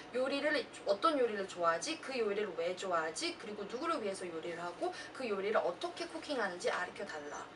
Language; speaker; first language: Korean; early bilingual, heritage; Korean